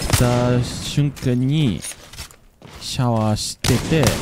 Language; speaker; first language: Japanese; early bilingual, heritage; Japanese